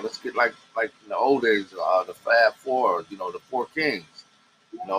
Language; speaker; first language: English; native; English